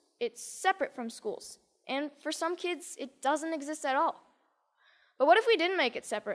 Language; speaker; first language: English; native; English